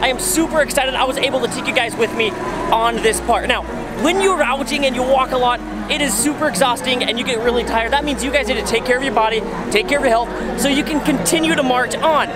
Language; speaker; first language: English; native; English